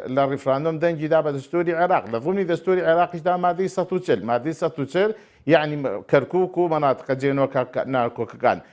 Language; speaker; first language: Central Kurdish; non-native, local second language; Turkish